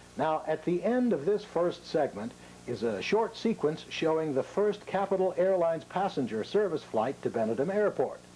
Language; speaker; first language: English; native; English